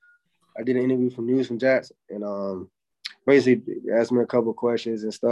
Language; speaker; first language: English; native; English